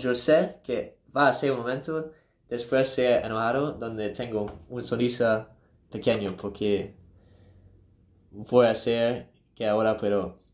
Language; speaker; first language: Spanish; non-native, learner; English